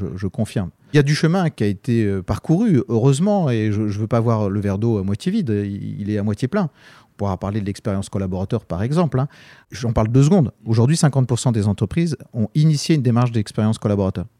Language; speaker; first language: French; native; French